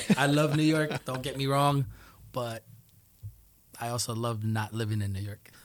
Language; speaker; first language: English; early bilingual, other home language; Spanish